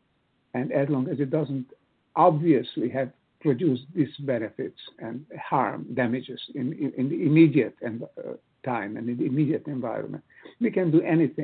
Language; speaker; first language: English; non-native, fluent; Hungarian